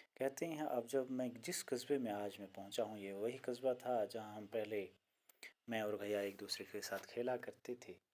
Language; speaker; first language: Urdu; non-native, local second language; Kashmiri